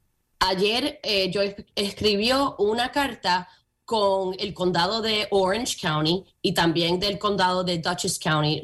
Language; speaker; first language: Spanish; early bilingual, heritage; Spanish